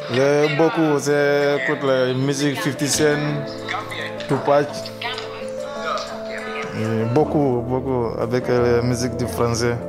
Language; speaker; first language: French; non-native, learner; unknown